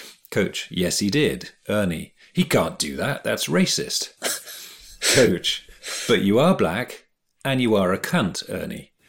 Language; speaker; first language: English; native; English